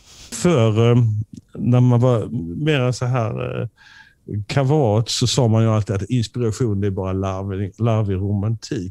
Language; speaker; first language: Swedish; native; Swedish